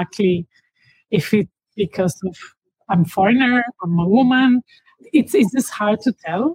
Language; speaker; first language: English; non-native, fluent; Spanish